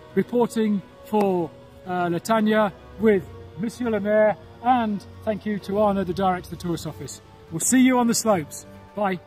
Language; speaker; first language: English; native; English